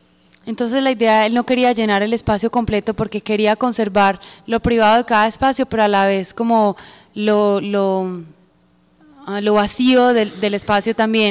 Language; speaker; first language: Spanish; native; Spanish